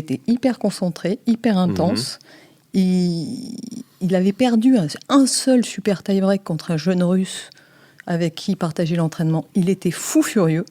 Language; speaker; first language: French; native; French